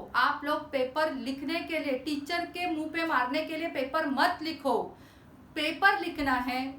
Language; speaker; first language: Hindi; non-native, local second language; Marathi